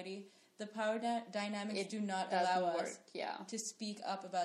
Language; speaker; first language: English; non-native, local second language; Sinhala